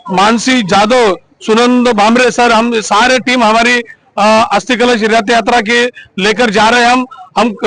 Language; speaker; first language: Hindi; non-native, local second language; Marathi